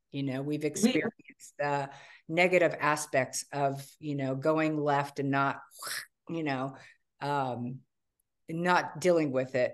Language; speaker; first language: English; native; English